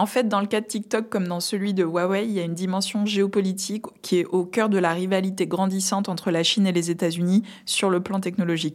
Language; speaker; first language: French; native; French